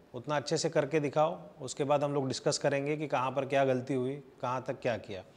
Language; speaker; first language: Hindi; native; Hindi